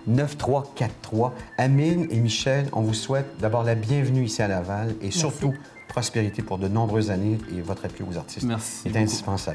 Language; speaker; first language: French; native; French